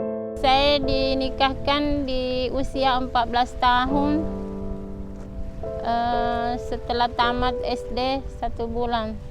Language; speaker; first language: Indonesian; non-native, local second language; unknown